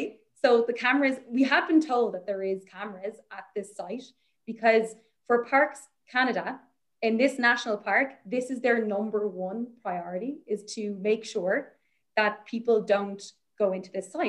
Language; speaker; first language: English; native; English